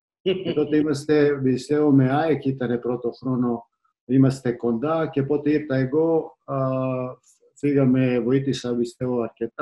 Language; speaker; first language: Greek; non-native, fluent; Serbian